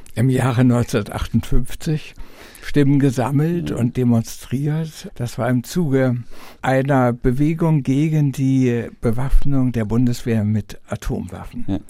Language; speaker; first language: German; native; German